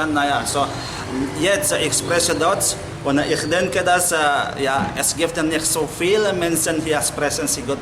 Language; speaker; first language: German; non-native, learner; Indonesian